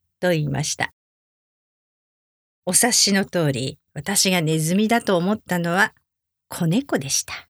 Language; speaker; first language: Japanese; native; Japanese